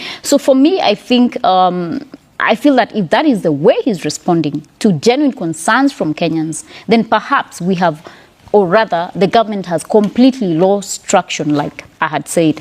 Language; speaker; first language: English; non-native, local second language; Kikuyu